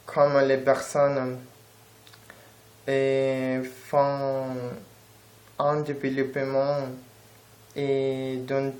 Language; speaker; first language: French; non-native, learner; Spanish